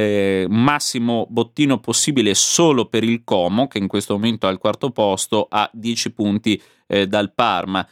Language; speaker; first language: Italian; native; Italian